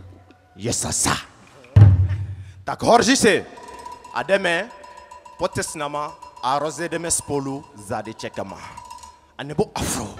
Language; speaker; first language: Czech; non-native, learner; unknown